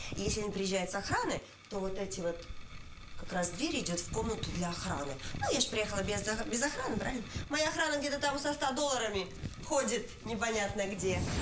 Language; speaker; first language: Russian; native; Russian